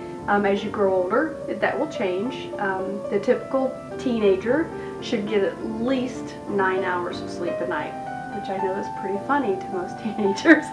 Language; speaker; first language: English; native; English